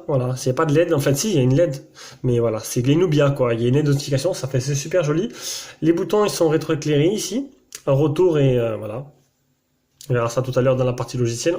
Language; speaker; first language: French; native; French